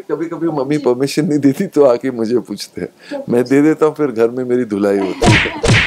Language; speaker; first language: Hindi; native; Hindi